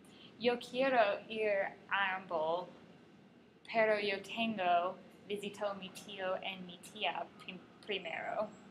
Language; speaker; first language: Spanish; non-native, learner; English